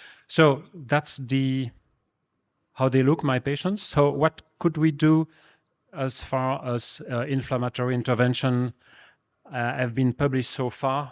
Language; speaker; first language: English; non-native, fluent; French